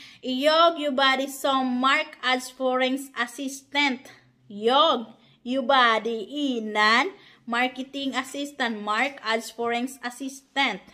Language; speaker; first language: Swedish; non-native, learner; Filipino